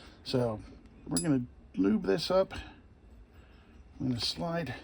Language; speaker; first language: English; native; English